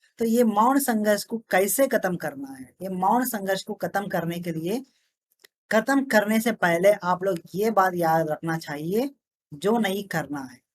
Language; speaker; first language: Hindi; non-native, local second language; Telugu